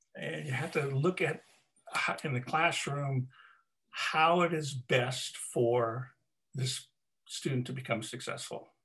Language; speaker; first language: English; native; English